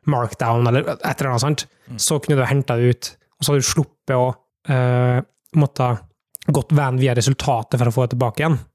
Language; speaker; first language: Norwegian; native; Norwegian